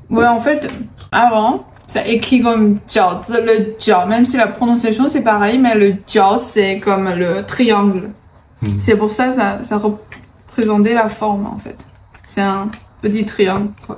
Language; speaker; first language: French; non-native, fluent; Chinese